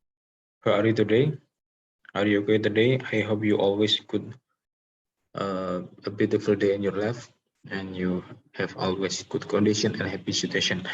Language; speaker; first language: English; non-native, local second language; Indonesian